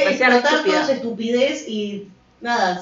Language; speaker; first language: Spanish; native; Spanish